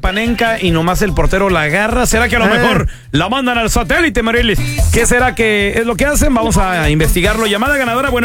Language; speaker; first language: Spanish; native; Spanish